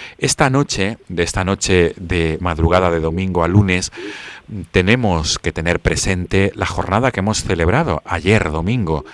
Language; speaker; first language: Spanish; native; Spanish